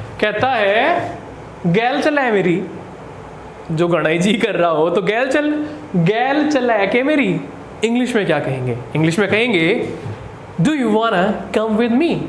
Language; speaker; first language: Hindi; native; Hindi